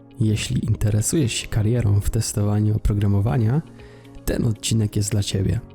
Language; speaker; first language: Polish; native; Polish